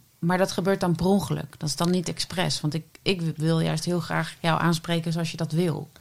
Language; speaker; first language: Dutch; native; Dutch